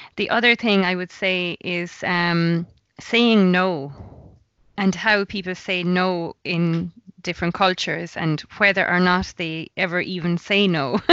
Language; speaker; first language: English; native; English